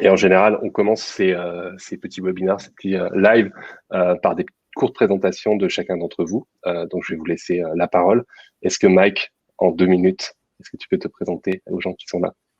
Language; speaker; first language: French; native; French